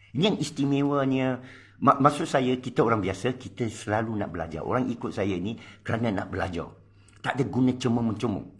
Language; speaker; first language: Malay; non-native, local second language; Min Nan Chinese